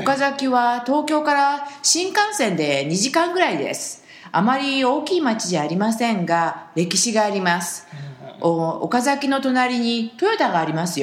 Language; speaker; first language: Japanese; native; Japanese